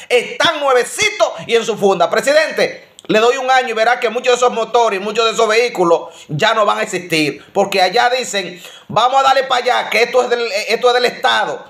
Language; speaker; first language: Spanish; native; Spanish